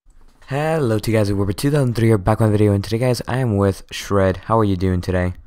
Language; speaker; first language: English; native; English